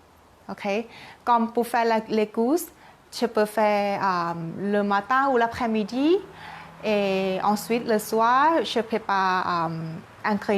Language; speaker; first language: French; non-native, learner; Thai